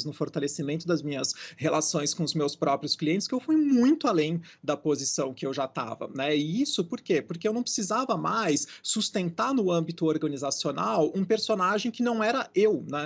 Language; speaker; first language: Portuguese; native; Portuguese